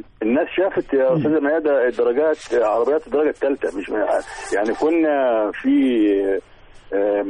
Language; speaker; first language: Arabic; native; Arabic